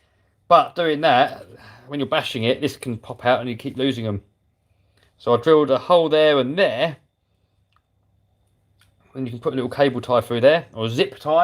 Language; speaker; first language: English; native; English